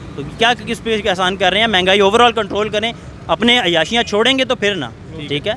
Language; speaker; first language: Urdu; native; Urdu